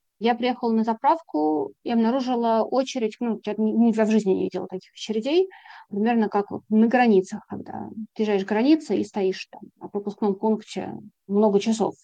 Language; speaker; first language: Russian; native; Russian